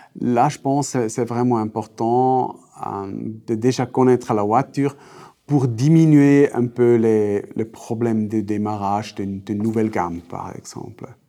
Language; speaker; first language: French; non-native, local second language; Swiss German